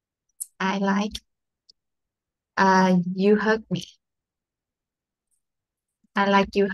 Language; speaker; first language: English; non-native, learner; Vietnamese